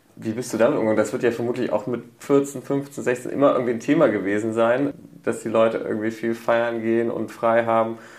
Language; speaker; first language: German; native; German